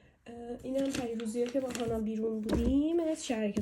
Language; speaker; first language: Persian; native; Persian